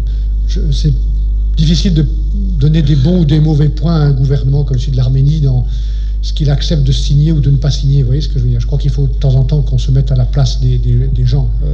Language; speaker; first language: French; native; French